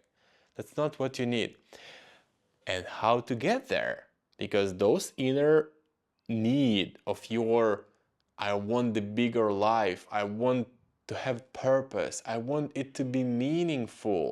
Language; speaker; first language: English; non-native, fluent; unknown